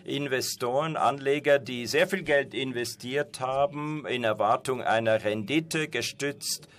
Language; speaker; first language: German; non-native, fluent; Persian